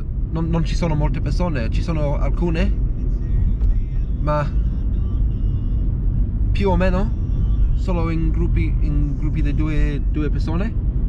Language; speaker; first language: Italian; non-native, learner; English